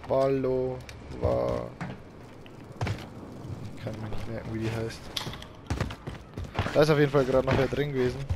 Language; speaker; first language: German; native; German